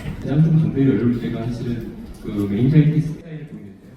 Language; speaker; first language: Korean; native; Korean